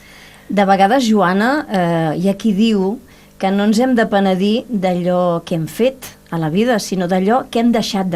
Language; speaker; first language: Catalan; native; Catalan